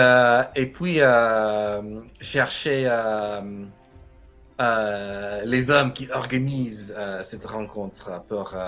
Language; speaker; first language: French; non-native, fluent; English